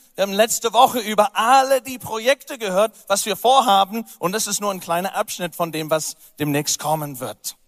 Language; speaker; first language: German; non-native, fluent; English